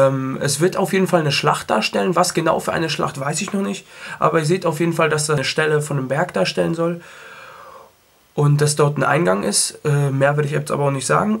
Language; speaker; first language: German; native; German